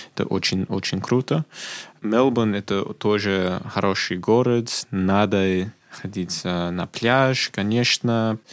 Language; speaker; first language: Russian; non-native, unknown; English